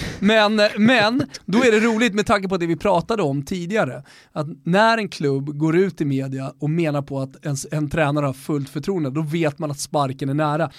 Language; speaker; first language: Swedish; native; Swedish